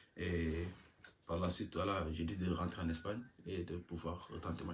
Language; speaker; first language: French; non-native, local second language; Wolof